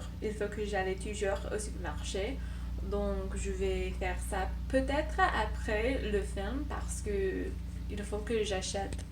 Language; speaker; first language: French; non-native, learner; English